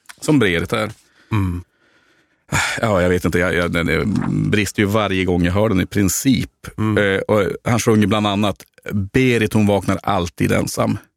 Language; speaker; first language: Swedish; native; Swedish